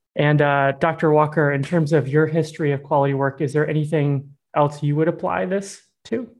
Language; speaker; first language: English; early bilingual, other home language; Burmese